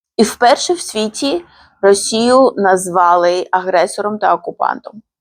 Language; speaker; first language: Ukrainian; non-native, fluent; Georgian